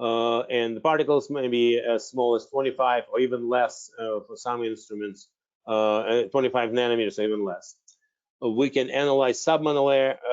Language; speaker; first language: English; non-native, fluent; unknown